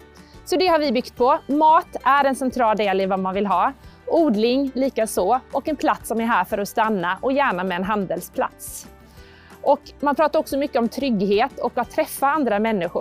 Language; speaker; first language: Swedish; native; Swedish